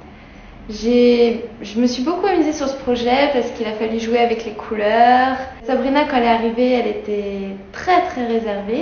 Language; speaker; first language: French; native; French